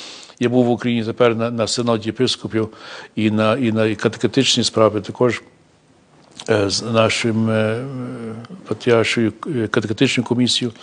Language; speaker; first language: Ukrainian; early bilingual, heritage; English